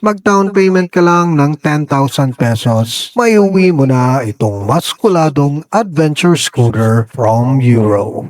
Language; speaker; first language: Filipino; native; Filipino